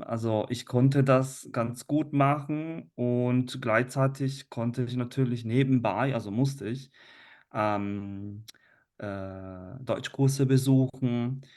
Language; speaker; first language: German; non-native, fluent; Italian